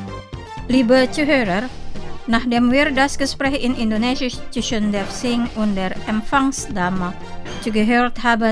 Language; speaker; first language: German; non-native, fluent; Indonesian